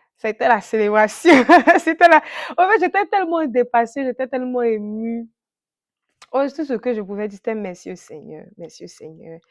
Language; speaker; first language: French; native; French